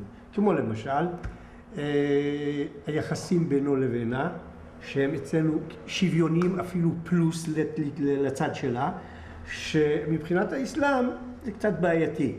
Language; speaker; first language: Hebrew; non-native, local second language; Adyghe